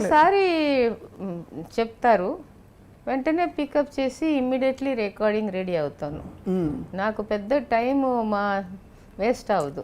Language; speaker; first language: Telugu; non-native, local second language; Tamil